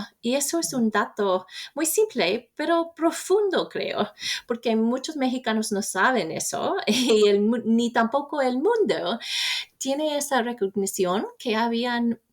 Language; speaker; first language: Spanish; non-native, fluent; English